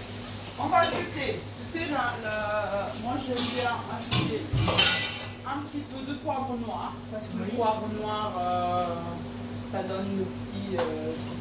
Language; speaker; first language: French; non-native, fluent; Portuguese